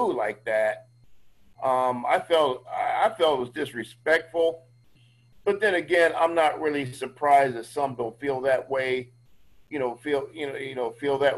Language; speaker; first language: English; native; English